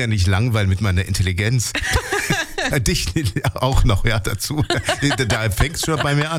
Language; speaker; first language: German; native; German